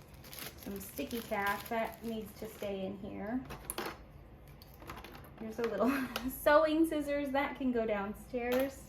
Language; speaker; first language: English; native; English